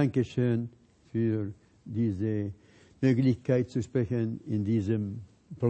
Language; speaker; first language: German; non-native, fluent; Arabic